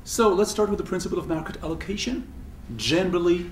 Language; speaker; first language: English; non-native, fluent; French